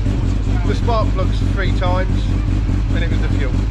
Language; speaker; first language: English; native; English